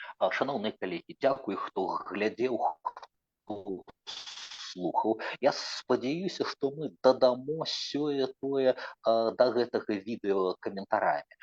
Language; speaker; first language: Belarusian; native; Belarusian